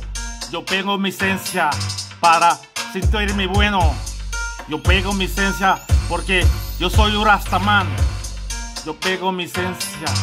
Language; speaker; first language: Spanish; non-native, learner; Papiamento